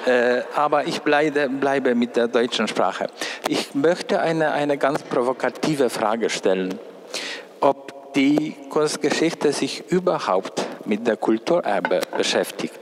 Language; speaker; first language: German; non-native, fluent; Polish